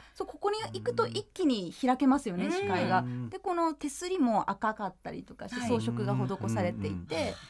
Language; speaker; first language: Japanese; native; Japanese